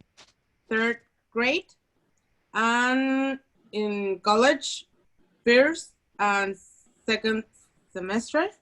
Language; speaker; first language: English; non-native, learner; Spanish